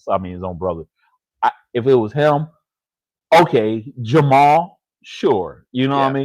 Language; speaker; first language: English; native; English